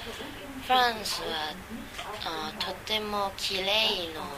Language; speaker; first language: Japanese; non-native, learner; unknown